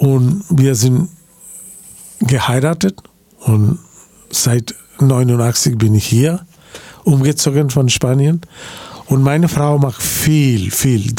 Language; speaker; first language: German; non-native, learner; Bangla